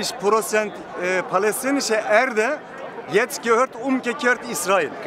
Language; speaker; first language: German; non-native, learner; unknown